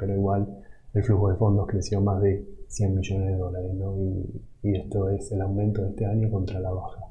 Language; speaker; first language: Spanish; native; Spanish